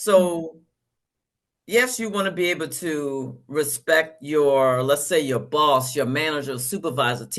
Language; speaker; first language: English; native; English